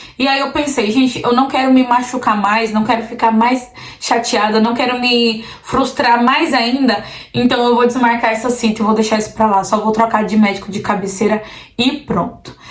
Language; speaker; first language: Portuguese; native; Portuguese